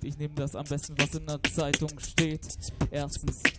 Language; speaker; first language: German; native; German